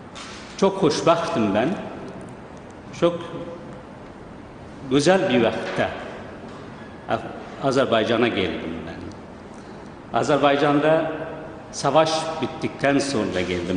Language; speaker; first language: Turkish; non-native, learner; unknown